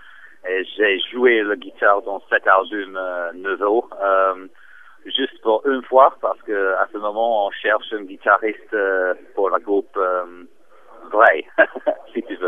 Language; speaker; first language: French; non-native, fluent; English